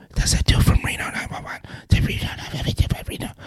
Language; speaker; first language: English; native; English